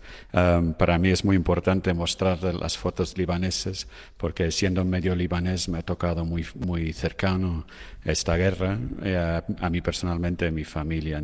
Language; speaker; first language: Spanish; non-native, fluent; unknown